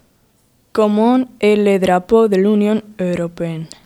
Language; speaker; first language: French; non-native, local second language; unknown